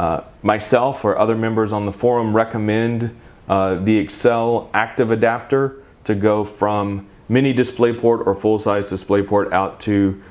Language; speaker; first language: English; native; English